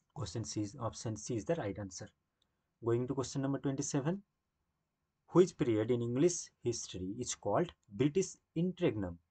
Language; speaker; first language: English; non-native, local second language; Bangla